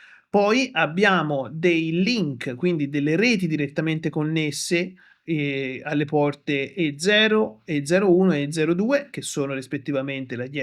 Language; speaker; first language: Italian; native; Italian